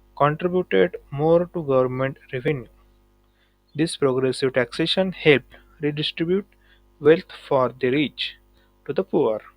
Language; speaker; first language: English; non-native, local second language; Marathi